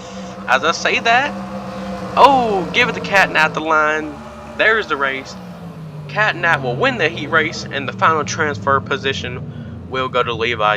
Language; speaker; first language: English; native; English